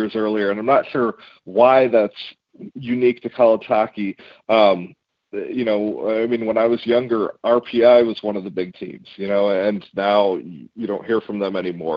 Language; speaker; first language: English; native; English